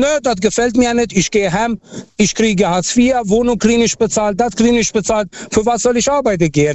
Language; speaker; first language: German; non-native, local second language; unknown